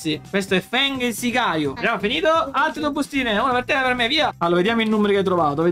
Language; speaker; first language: Italian; native; Italian